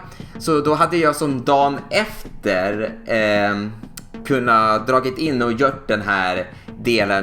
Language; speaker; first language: Swedish; native; Swedish